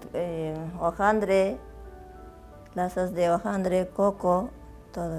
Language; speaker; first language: Spanish; non-native, learner; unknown